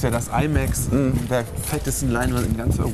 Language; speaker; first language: German; native; German